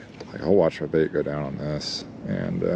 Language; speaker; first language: English; native; English